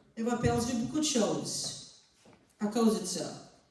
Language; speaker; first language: French; non-native, learner; English